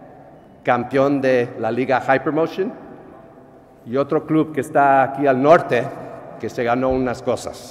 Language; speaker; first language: Spanish; non-native, fluent; English